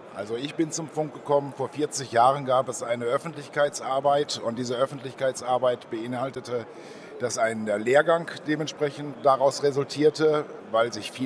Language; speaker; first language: German; native; German